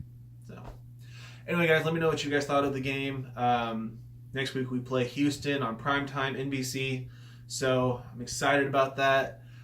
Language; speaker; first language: English; native; English